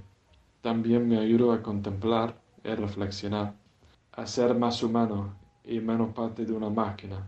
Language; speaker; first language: Spanish; non-native, fluent; English